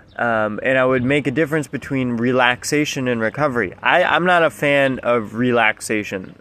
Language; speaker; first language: English; native; English